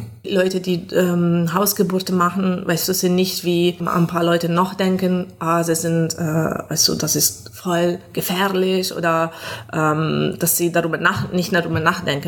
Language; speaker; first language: German; non-native, fluent; Italian